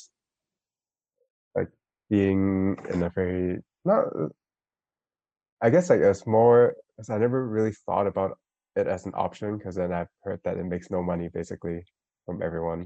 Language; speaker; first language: English; non-native, local second language; Cantonese